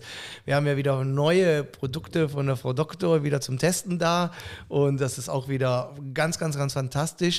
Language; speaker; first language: German; native; German